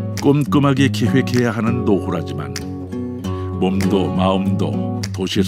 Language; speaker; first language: Korean; native; Korean